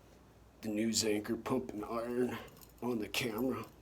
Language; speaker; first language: English; native; English